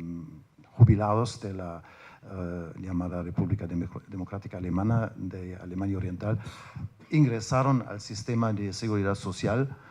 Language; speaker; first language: Spanish; non-native, fluent; German